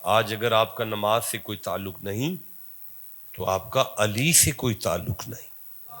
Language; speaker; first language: Urdu; non-native, local second language; Punjabi